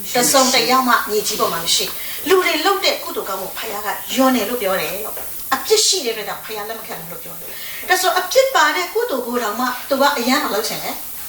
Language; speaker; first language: Burmese; native; Burmese